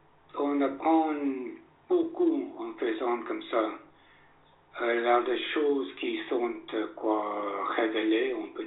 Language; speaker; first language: French; non-native, fluent; English